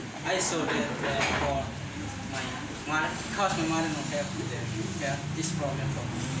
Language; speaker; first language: English; non-native, learner; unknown